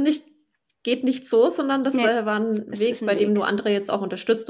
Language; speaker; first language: German; native; German